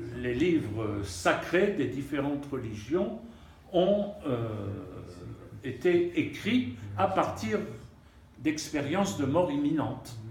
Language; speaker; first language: French; native; French